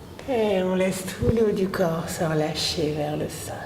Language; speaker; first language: French; native; French